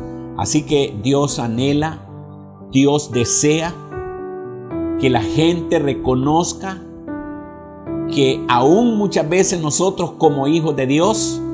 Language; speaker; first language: Spanish; native; Spanish